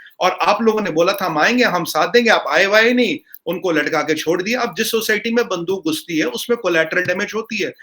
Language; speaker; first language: Hindi; non-native, local second language; Kashmiri